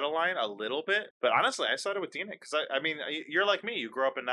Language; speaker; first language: English; native; English